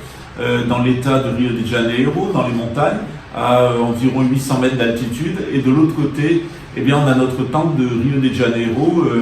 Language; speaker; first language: French; native; French